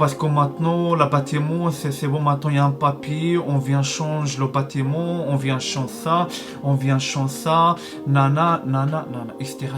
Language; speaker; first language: French; non-native, learner; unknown